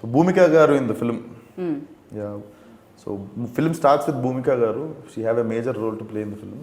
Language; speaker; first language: Telugu; native; Telugu